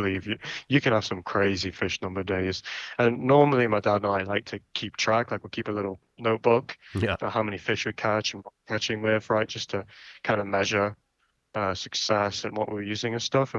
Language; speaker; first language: English; native; English